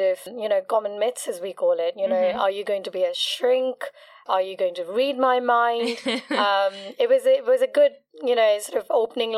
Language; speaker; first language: English; non-native, local second language; Kachhi